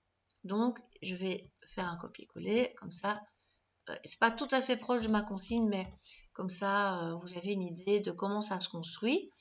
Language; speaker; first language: French; native; French